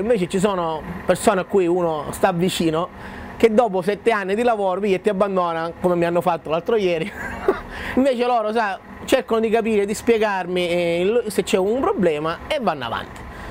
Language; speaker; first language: Italian; native; Italian